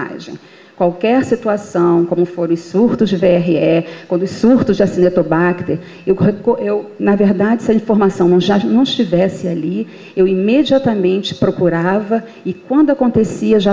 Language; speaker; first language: Portuguese; native; Portuguese